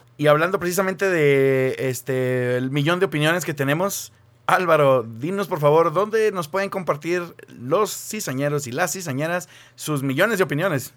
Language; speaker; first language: Spanish; native; Spanish